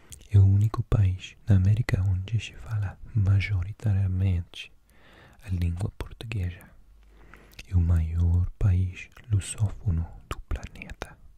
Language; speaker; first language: Portuguese; non-native, learner; English